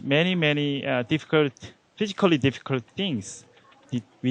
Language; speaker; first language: English; non-native, learner; Korean